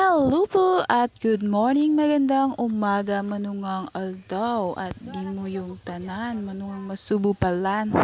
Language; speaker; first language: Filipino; non-native, local second language; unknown